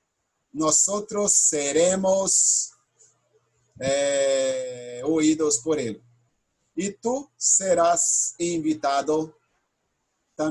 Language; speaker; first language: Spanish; non-native, fluent; Portuguese